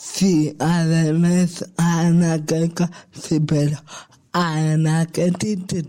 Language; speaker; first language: Catalan; non-native, local second language; Spanish